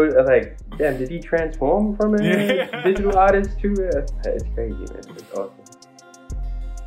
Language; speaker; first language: English; native; English